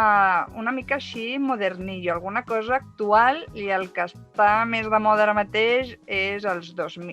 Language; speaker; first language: Catalan; native; Catalan